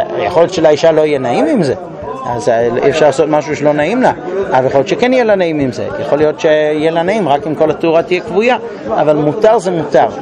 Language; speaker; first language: Hebrew; non-native, fluent; English